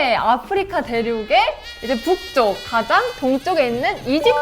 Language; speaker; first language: Korean; native; Korean